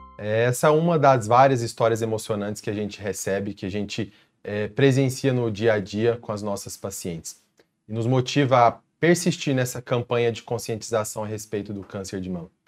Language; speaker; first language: Portuguese; native; Portuguese